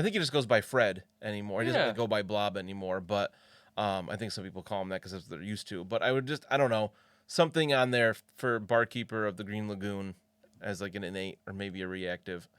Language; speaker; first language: English; native; English